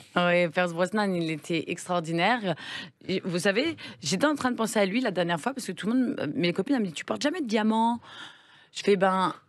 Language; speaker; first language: French; native; French